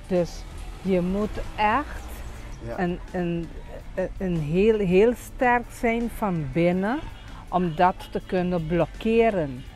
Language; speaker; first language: Dutch; non-native, local second language; Papiamento